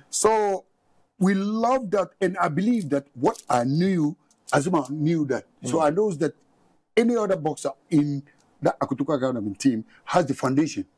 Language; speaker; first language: English; non-native, local second language; Ga